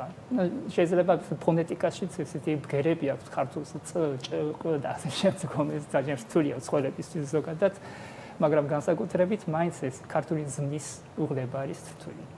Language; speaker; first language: Georgian; non-native, fluent; Japanese